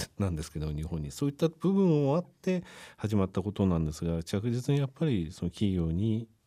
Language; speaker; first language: Japanese; native; Japanese